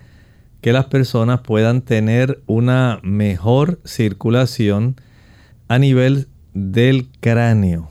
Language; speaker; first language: Spanish; native; Spanish